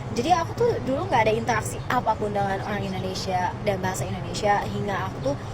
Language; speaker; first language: Indonesian; early bilingual, other home language; Arabic